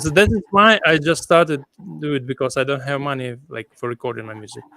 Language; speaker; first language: English; non-native, fluent; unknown